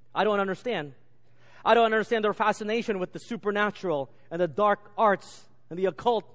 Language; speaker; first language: English; native; English